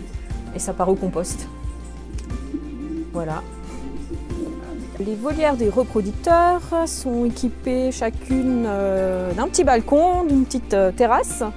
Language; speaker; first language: French; native; French